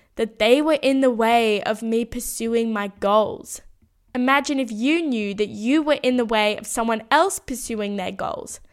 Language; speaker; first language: English; native; English